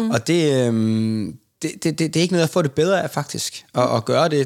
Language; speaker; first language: Danish; native; Danish